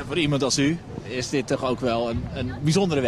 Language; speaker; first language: Dutch; native; Dutch